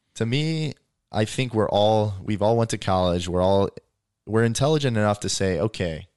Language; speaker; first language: English; native; English